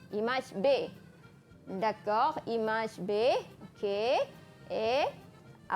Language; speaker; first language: French; non-native, fluent; Malay